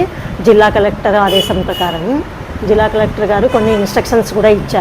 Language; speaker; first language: Telugu; native; Telugu